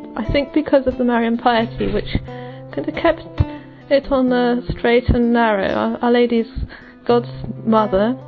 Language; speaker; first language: English; native; English